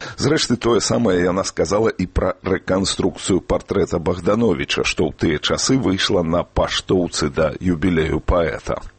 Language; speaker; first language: Belarusian; native; Belarusian